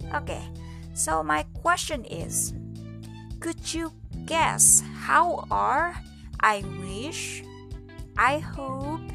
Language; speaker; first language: English; non-native, fluent; Indonesian